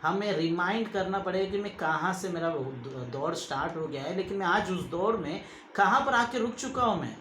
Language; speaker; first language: Hindi; non-native, local second language; Kannada